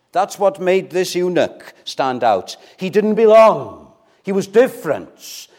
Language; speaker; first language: English; non-native, local second language; Welsh